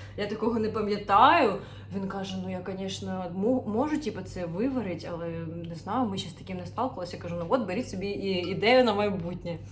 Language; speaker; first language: Ukrainian; non-native, local second language; Russian